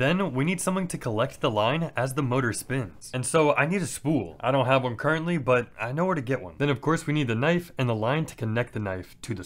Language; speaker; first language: English; native; English